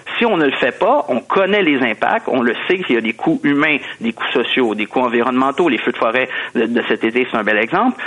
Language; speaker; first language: French; native; French